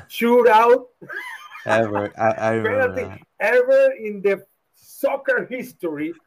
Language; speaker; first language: English; non-native, learner; Spanish